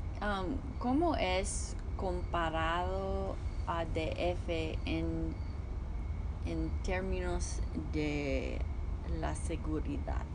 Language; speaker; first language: Spanish; non-native, fluent; English